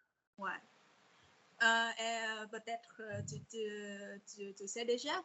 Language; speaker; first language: French; non-native, fluent; Vietnamese